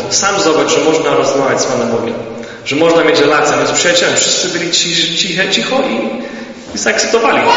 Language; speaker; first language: Polish; early bilingual, heritage; Polish